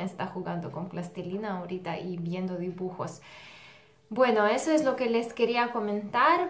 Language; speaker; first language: Spanish; non-native, fluent; Russian